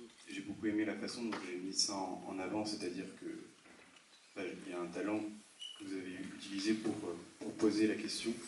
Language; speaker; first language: French; native; French